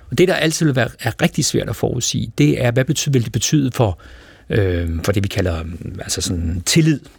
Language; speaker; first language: Danish; native; Danish